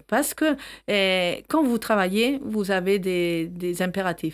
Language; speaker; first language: French; non-native, fluent; Spanish